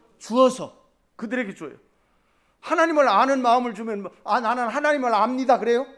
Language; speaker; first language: Korean; native; Korean